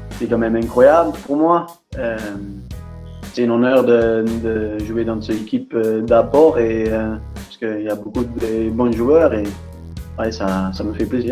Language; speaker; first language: French; non-native, fluent; Dutch